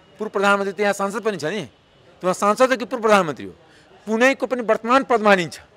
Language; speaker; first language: Nepali; non-native, local second language; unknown